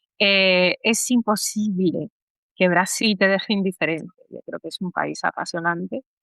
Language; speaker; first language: Spanish; native; Spanish